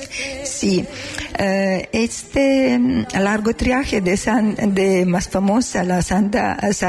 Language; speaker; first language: Spanish; non-native, fluent; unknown